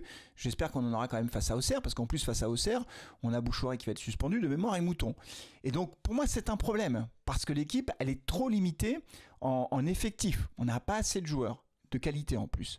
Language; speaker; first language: French; native; French